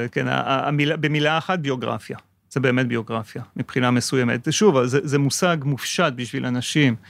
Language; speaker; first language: Hebrew; non-native, fluent; French